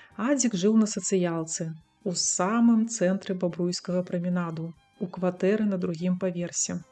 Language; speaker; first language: Belarusian; native; Belarusian